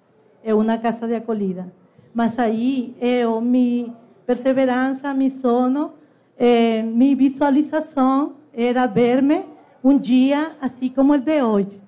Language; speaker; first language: Portuguese; non-native, learner; Spanish